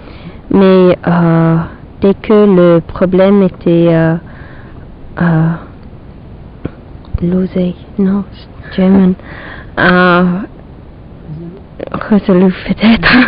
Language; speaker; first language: French; non-native, learner; English